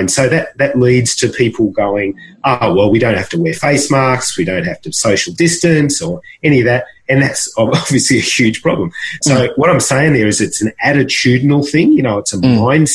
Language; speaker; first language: English; native; English